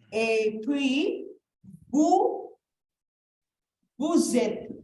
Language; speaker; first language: French; non-native, fluent; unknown